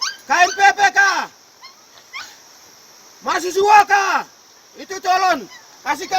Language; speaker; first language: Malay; non-native, local second language; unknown